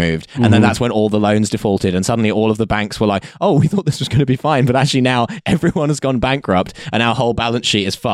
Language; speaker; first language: English; native; English